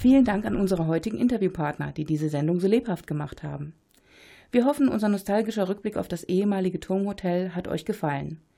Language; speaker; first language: German; native; German